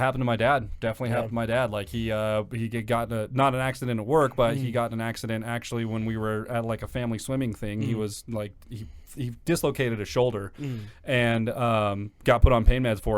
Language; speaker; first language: English; native; English